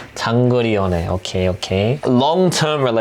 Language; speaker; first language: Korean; non-native, fluent; English